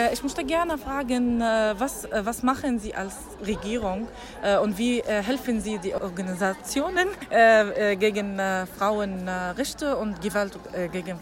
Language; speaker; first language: German; non-native, learner; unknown